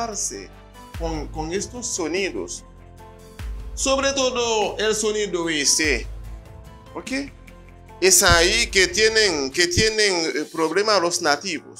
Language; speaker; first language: Spanish; non-native, fluent; Haitian Creole